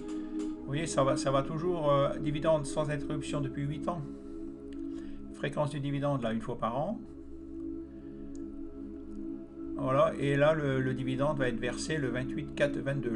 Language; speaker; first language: French; native; French